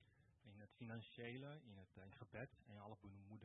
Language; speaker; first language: Dutch; early bilingual, other home language; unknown